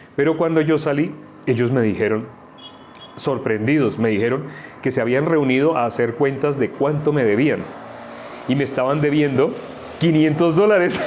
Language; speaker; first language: Spanish; native; Spanish